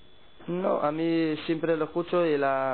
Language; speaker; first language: Spanish; non-native, learner; Arabic